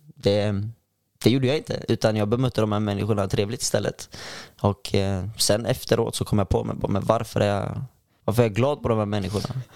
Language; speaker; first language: Swedish; native; Swedish